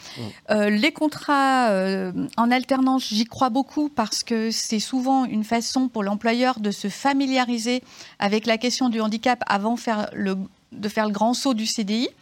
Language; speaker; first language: French; native; French